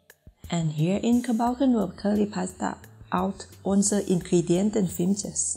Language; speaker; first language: Dutch; non-native, learner; Thai